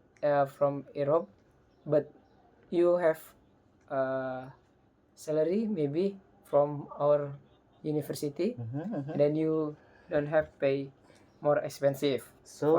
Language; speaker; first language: English; non-native, learner; Indonesian